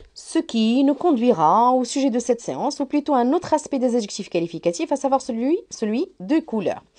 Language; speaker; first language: French; non-native, local second language; Arabic